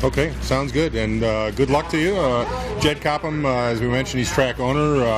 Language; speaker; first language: English; native; English